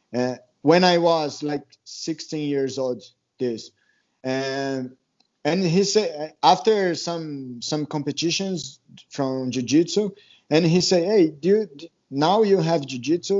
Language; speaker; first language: English; non-native, learner; Portuguese